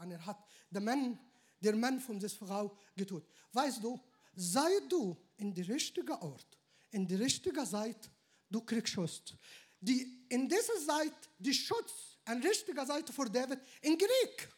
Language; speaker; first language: German; non-native, learner; Arabic